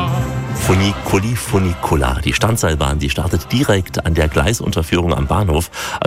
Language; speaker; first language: German; native; German